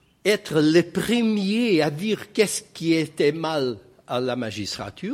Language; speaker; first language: French; non-native, fluent; Portuguese